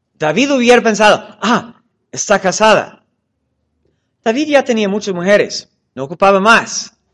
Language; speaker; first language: Spanish; non-native, fluent; English